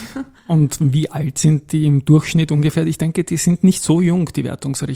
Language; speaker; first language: German; native; German